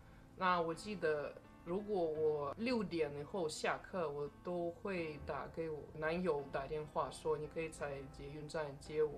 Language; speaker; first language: Chinese; non-native, fluent; Russian